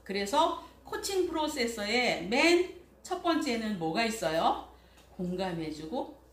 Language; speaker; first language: Korean; native; Korean